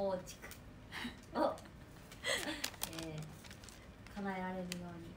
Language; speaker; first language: Japanese; native; Japanese